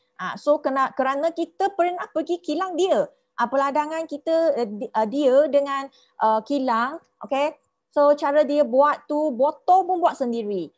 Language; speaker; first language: Malay; non-native, local second language; Chinese